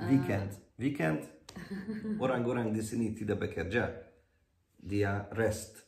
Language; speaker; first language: Indonesian; non-native, learner; Hungarian